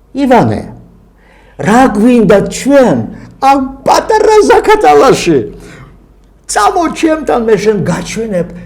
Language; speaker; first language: Georgian; non-native, local second language; Russian